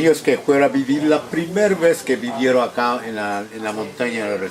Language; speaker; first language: Spanish; non-native, local second language; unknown